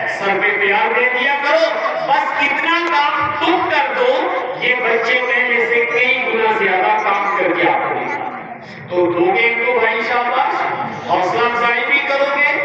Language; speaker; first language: Urdu; non-native, local second language; Punjabi